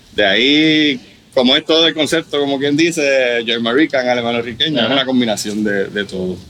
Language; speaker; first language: Spanish; non-native, local second language; German